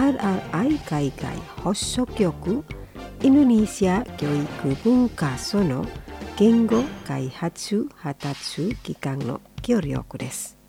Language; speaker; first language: Japanese; non-native, fluent; Indonesian